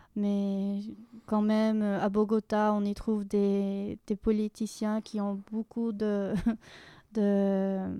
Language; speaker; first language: French; non-native, fluent; Spanish